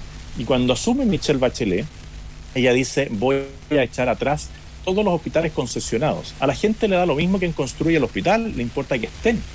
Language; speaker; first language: Spanish; native; Spanish